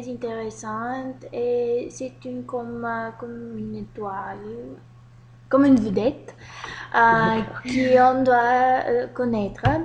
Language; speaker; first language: French; non-native, learner; Bulgarian